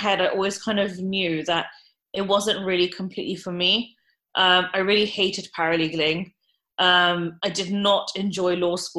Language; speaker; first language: English; native; English